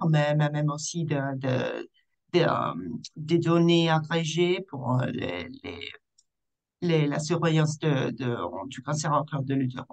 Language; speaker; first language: French; non-native, fluent; Italian